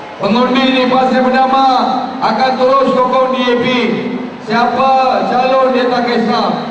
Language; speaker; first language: Malay; non-native, local second language; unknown